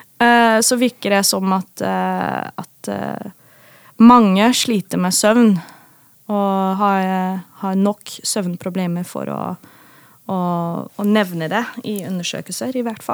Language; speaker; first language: Norwegian; non-native, fluent; Dutch